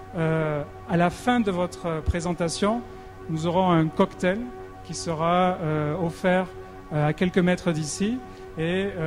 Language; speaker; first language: French; native; French